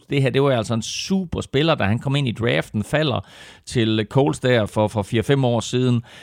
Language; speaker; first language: Danish; native; Danish